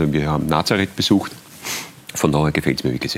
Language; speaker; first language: German; native; German